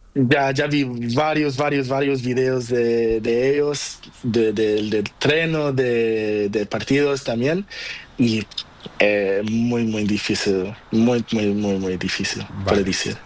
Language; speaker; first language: Spanish; non-native, learner; Portuguese